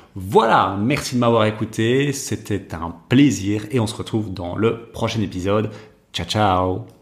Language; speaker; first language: French; native; French